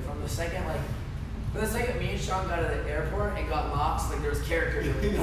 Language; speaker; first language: English; native; English